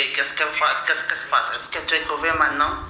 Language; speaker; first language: French; non-native, learner; Indonesian